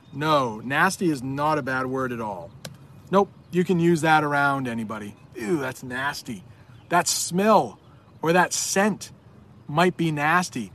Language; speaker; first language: English; native; English